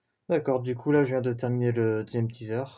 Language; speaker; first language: French; native; French